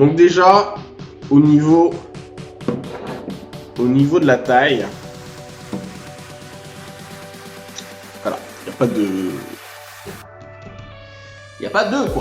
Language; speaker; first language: French; native; French